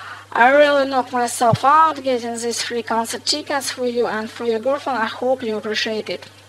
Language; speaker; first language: English; non-native, fluent; Russian